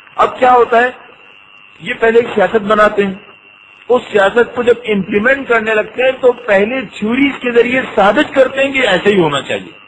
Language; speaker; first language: Urdu; native; Urdu